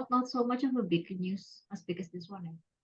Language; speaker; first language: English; non-native, fluent; Indonesian